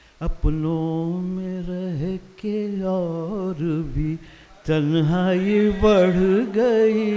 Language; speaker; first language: Urdu; native; Urdu